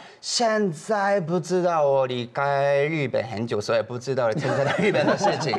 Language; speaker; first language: Chinese; non-native, fluent; Japanese